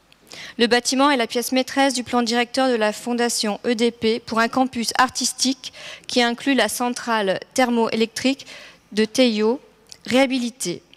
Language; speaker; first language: French; native; French